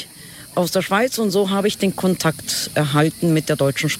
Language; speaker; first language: German; non-native, fluent; Greek